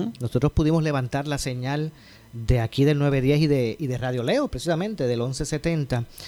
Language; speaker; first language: Spanish; native; Spanish